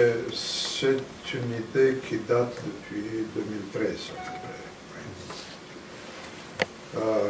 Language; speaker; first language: French; non-native, fluent; Romanian